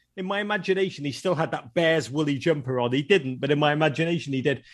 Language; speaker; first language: English; native; English